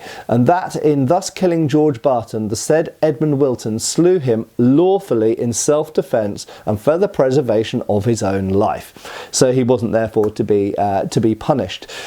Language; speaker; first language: English; native; English